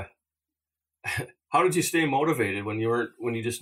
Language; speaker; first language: English; native; English